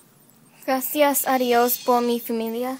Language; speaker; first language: Spanish; non-native, learner; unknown